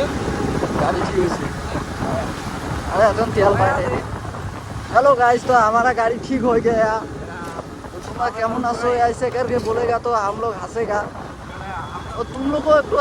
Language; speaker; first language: Hindi; non-native, learner; Bangla